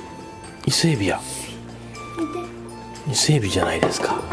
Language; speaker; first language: Japanese; native; Japanese